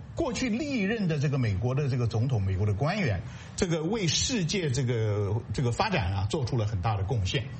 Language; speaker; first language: Chinese; native; Chinese